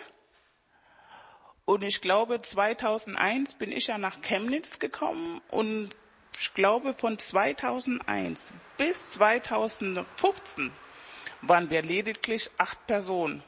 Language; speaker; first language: German; non-native, fluent; Spanish